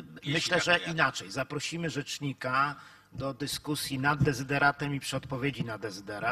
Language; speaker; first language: Polish; native; Polish